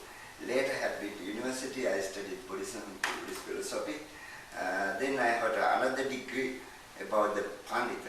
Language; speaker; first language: English; non-native, learner; Sinhala